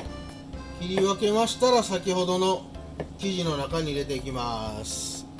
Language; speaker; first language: Japanese; native; Japanese